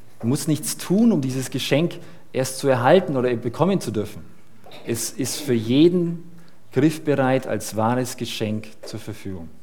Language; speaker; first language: German; early bilingual, other home language; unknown